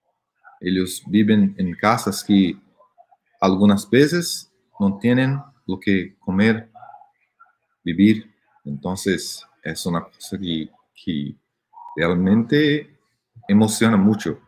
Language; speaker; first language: Spanish; non-native, fluent; Portuguese